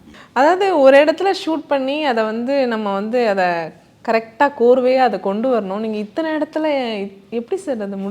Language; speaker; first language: Tamil; native; Tamil